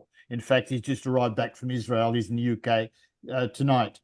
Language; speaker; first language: English; native; English